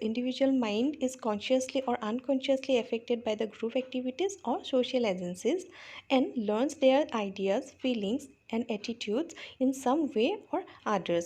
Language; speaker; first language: English; non-native, local second language; Assamese